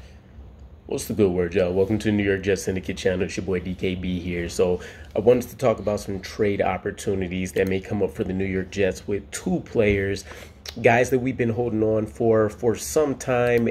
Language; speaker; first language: English; native; English